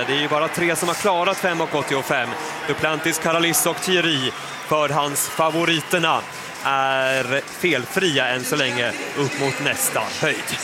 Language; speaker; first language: Swedish; native; Swedish